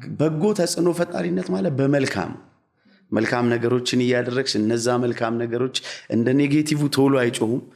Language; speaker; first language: Amharic; native; Amharic